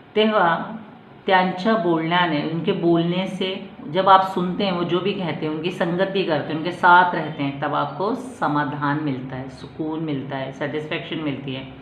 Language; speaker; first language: Hindi; non-native, local second language; Marathi